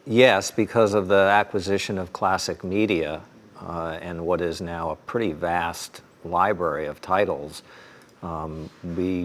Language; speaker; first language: English; native; English